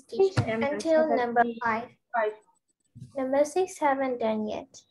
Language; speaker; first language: English; non-native, learner; Burmese